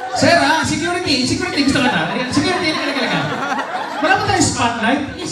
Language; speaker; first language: Filipino; native; Filipino